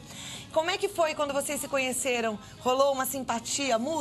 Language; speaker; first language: Portuguese; native; Portuguese